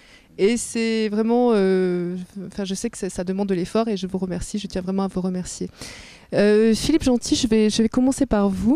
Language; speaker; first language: French; native; French